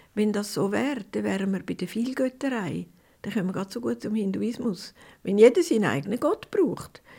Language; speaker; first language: German; native; German